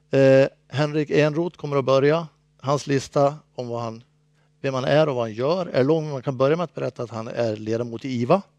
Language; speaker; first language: Swedish; native; Swedish